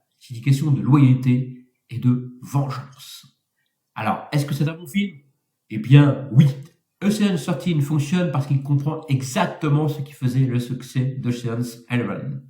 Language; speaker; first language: French; native; French